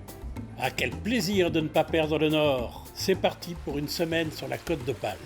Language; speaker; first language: French; native; French